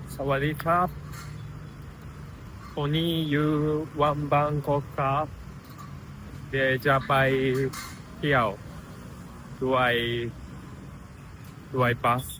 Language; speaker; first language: Thai; non-native, learner; Japanese